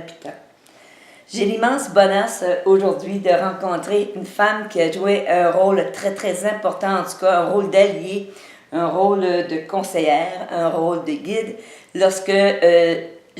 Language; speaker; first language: French; native; French